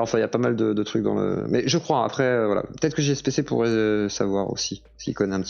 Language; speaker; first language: French; native; French